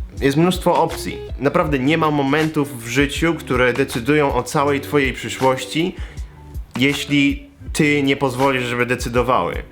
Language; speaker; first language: Polish; native; Polish